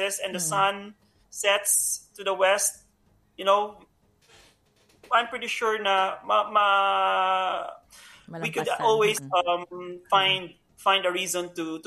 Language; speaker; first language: English; non-native, local second language; Hiligaynon